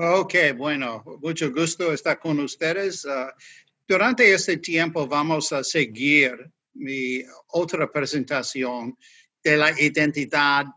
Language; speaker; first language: Spanish; non-native, fluent; English